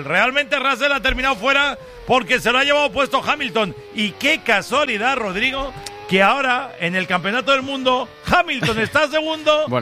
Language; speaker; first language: Spanish; native; Spanish